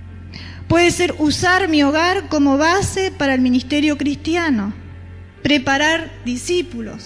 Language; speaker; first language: Spanish; native; Spanish